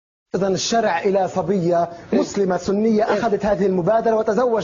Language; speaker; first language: Arabic; native; Arabic